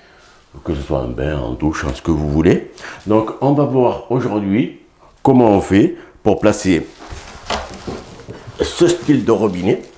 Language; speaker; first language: French; native; French